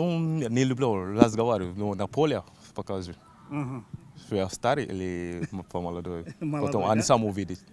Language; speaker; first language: Russian; non-native, learner; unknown